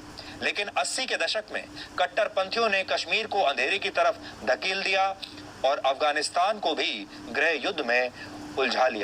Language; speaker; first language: Hindi; native; Hindi